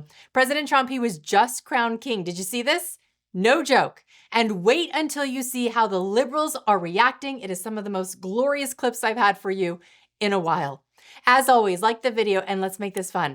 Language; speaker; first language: English; native; English